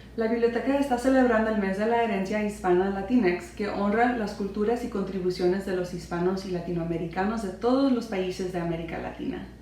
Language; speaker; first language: Spanish; early bilingual, heritage; Spanish